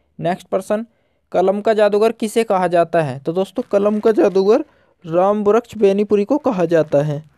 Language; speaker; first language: Hindi; native; Hindi